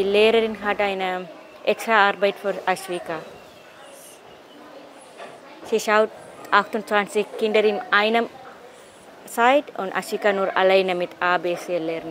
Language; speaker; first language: German; non-native, learner; Tamil